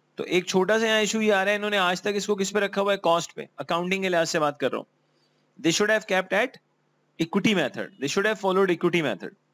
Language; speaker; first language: Urdu; native; Urdu